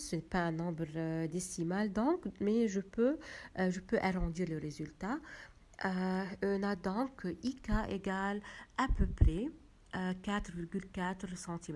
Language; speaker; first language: French; non-native, local second language; Arabic